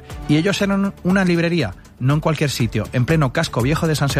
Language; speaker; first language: Spanish; native; Spanish